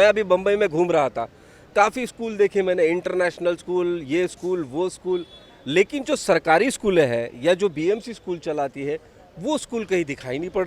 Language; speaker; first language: Hindi; non-native, local second language; Marathi